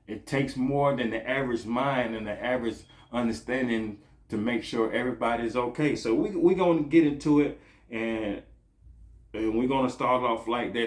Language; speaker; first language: English; native; English